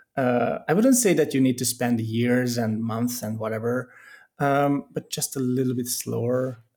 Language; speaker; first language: English; non-native, fluent; Hungarian